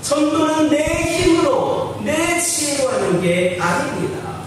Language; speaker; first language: Korean; native; Korean